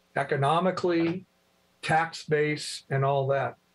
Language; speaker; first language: English; native; English